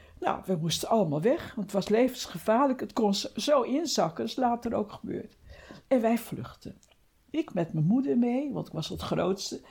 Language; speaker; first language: Dutch; native; Dutch